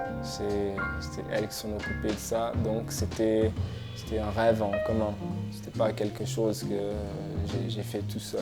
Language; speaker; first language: French; non-native, fluent; Portuguese